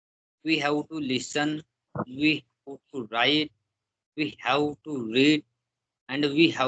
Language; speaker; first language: English; non-native, learner; Hindi